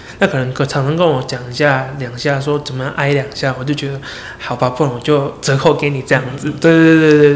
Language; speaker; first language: Chinese; native; Chinese